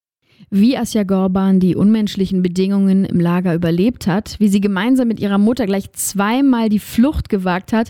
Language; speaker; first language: German; native; German